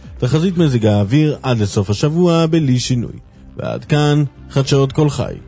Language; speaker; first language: Hebrew; native; Hebrew